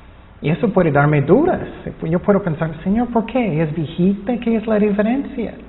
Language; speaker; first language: Spanish; non-native, fluent; English